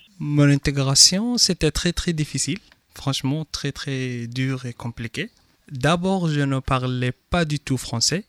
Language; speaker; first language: French; non-native, learner; Arabic